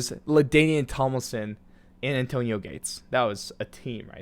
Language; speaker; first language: English; native; English